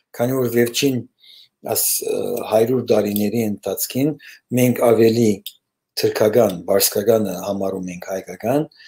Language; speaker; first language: Armenian; early bilingual, heritage; Armenian